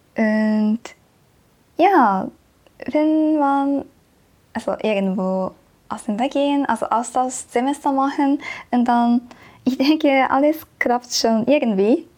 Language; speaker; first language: German; non-native, learner; Japanese